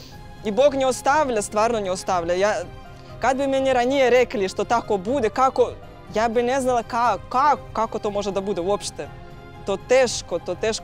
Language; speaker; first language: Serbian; non-native, learner; Russian